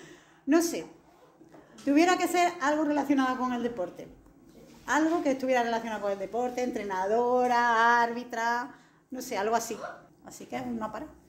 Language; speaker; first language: Spanish; native; Spanish